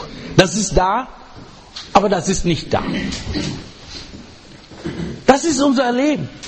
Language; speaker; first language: German; non-native, learner; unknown